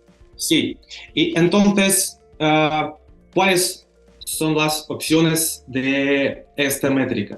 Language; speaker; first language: Spanish; non-native, fluent; Russian